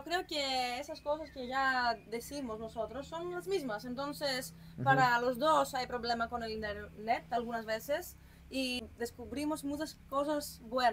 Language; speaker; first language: Spanish; non-native, fluent; Greek